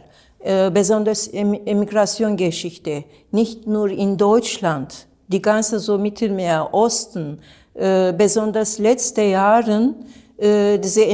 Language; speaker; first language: German; non-native, learner; Turkish